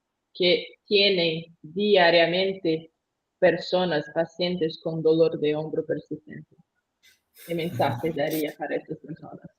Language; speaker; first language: Spanish; non-native, learner; Portuguese